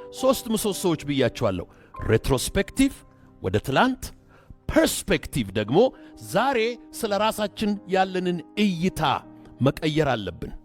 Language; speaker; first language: Amharic; non-native, local second language; Oromo